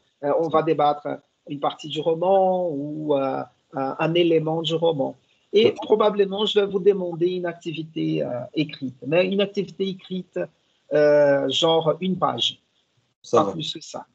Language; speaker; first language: French; non-native, fluent; Portuguese